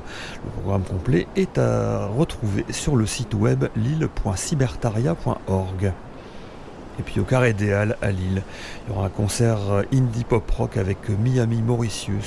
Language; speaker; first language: French; native; French